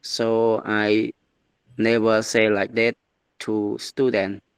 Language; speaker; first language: English; non-native, learner; Khmer